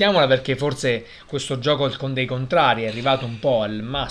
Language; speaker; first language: Italian; native; Italian